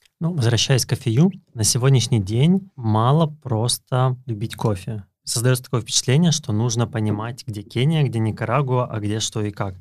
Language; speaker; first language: Russian; native; Russian